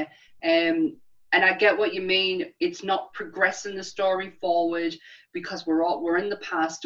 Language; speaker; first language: English; native; English